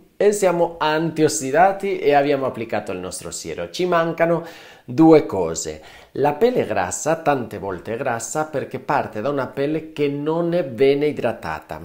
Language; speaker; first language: Italian; non-native, fluent; Spanish